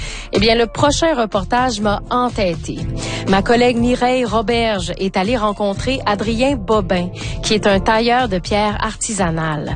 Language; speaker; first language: French; native; French